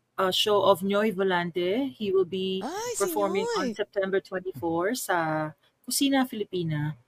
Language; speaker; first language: Filipino; native; Filipino